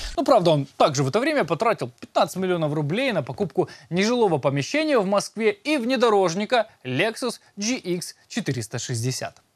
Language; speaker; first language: Russian; native; Russian